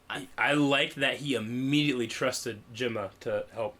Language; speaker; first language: English; native; English